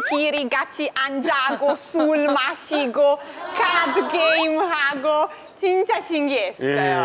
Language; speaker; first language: Korean; non-native, learner; Italian